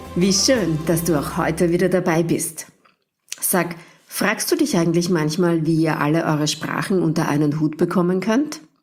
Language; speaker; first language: German; native; German